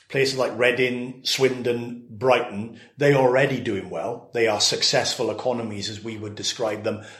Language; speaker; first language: English; native; English